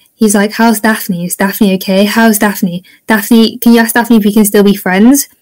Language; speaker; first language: English; native; English